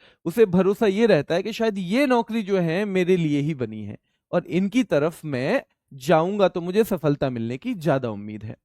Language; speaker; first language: Hindi; native; Hindi